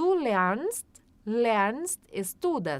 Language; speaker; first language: German; non-native, fluent; Portuguese